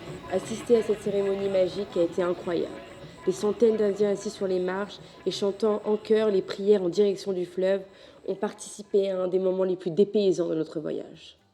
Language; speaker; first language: French; native; French